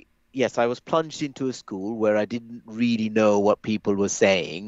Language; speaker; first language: English; native; English